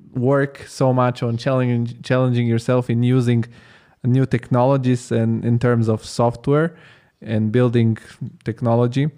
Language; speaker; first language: English; non-native, fluent; Italian